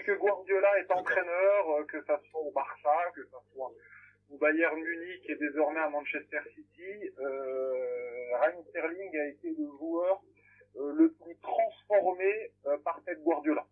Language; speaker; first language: French; native; French